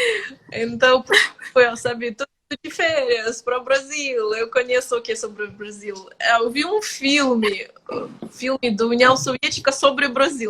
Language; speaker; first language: Portuguese; non-native, fluent; Ukrainian